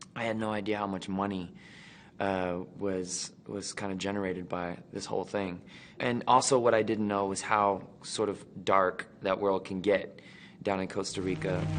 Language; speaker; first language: English; native; English